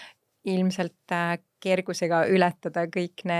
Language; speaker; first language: Estonian; native; Estonian